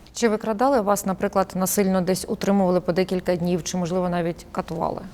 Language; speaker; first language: Ukrainian; native; Ukrainian